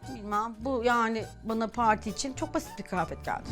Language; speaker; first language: Turkish; native; Turkish